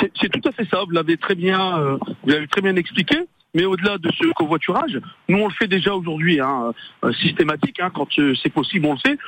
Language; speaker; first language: French; native; French